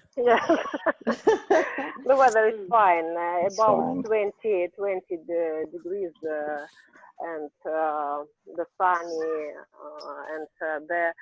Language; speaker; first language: English; non-native, learner; Russian